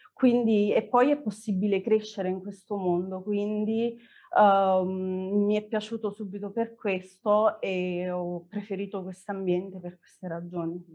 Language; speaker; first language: Italian; native; Italian